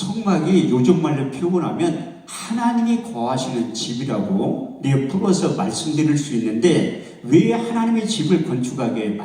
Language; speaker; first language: Korean; native; Korean